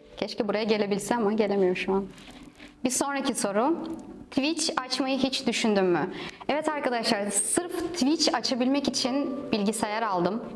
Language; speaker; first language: Turkish; non-native, fluent; Russian